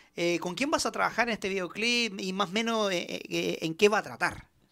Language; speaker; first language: Spanish; native; Spanish